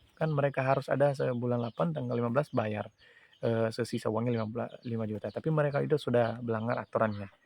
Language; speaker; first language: Indonesian; non-native, fluent; Urdu